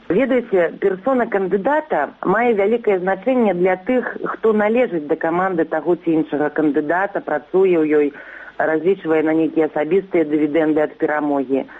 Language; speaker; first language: Belarusian; non-native, local second language; Russian